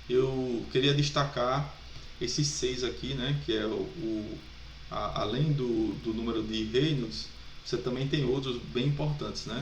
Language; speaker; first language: Portuguese; native; Portuguese